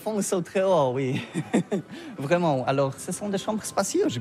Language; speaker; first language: French; non-native, learner; Polish